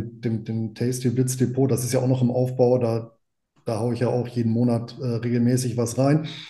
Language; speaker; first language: German; native; German